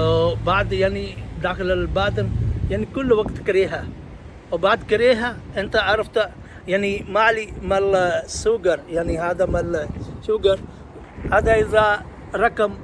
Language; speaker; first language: Arabic; non-native, learner; Urdu